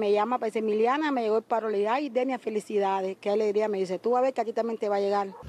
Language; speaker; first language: Spanish; native; Spanish